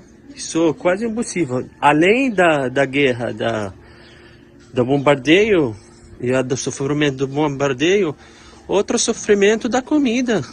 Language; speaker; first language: Portuguese; non-native, fluent; Arabic